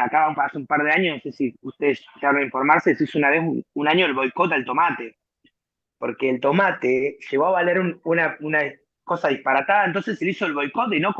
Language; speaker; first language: Spanish; native; Spanish